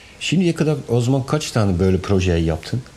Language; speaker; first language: Turkish; non-native, fluent; Dutch